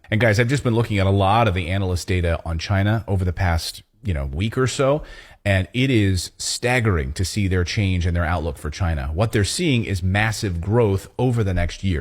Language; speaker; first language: English; native; English